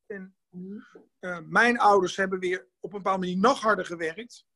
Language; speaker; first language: Dutch; native; Dutch